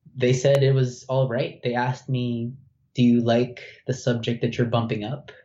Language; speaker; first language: English; non-native, local second language; Filipino